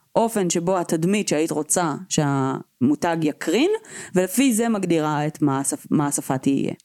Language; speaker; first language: Hebrew; native; Hebrew